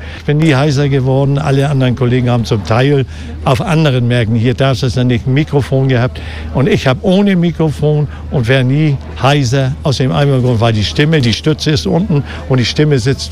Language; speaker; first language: German; native; German